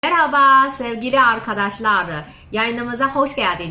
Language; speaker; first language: Turkish; non-native, fluent; Chinese